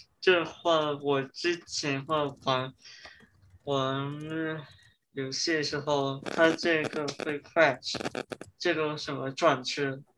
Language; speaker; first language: Chinese; early bilingual, heritage; Chinese